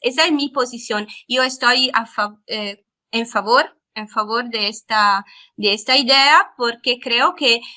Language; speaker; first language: Spanish; non-native, fluent; Italian